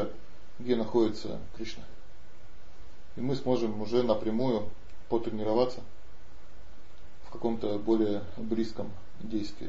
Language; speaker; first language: Russian; native; Russian